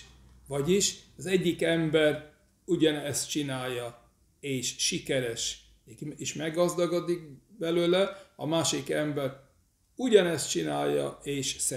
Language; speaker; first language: Hungarian; early bilingual, heritage; English